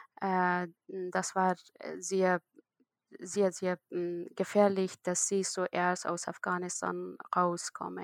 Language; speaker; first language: German; non-native, learner; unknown